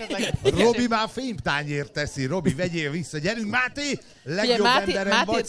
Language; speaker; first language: Hungarian; native; Hungarian